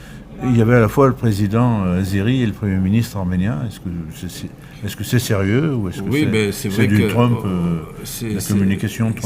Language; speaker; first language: French; native; French